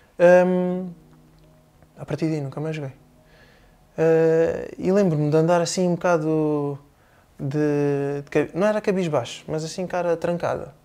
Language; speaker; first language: Portuguese; native; Portuguese